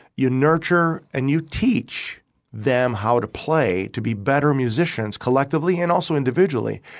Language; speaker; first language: English; native; English